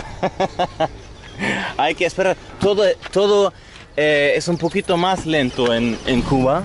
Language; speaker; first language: Spanish; non-native, fluent; Dutch